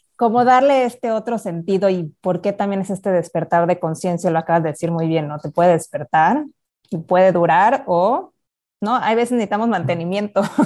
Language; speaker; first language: Spanish; native; Spanish